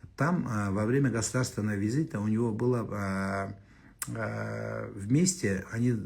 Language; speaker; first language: Russian; non-native, local second language; Kazakh